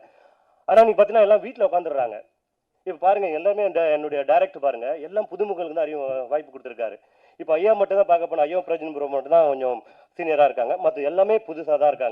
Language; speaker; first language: Tamil; native; Tamil